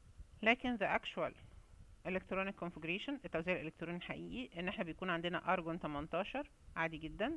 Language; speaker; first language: Arabic; native; Arabic